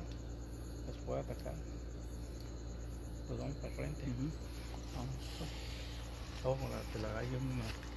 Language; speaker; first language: Spanish; native; Spanish